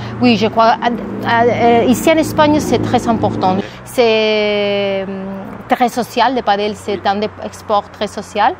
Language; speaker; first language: French; non-native, fluent; Spanish